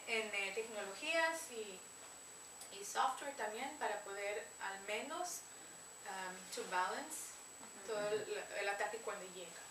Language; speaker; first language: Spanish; non-native, fluent; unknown